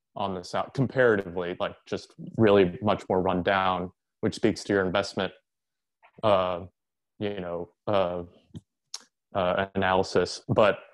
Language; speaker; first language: English; native; English